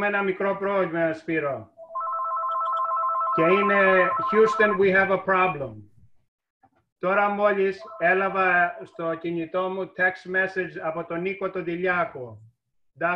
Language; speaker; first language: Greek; early bilingual, heritage; Greek